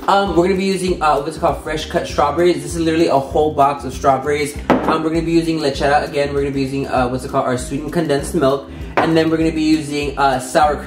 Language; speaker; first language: English; early bilingual, other home language; Spanish